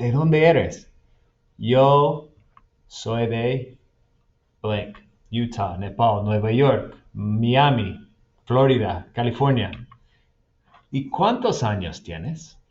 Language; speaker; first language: Spanish; non-native, fluent; English